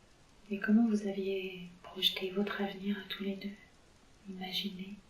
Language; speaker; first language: French; native; French